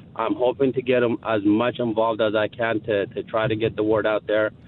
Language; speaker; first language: English; non-native, fluent; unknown